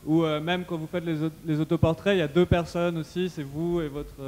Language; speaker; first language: French; native; French